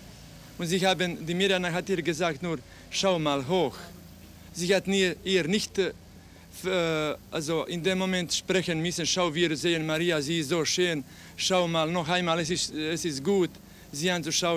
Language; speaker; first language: German; non-native, fluent; Croatian